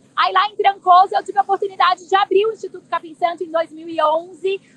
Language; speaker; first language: Portuguese; native; Portuguese